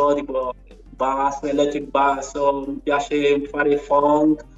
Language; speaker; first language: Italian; non-native, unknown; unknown